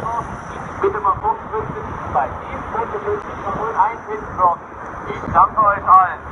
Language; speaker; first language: German; native; German